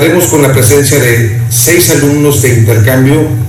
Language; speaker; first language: Spanish; native; Spanish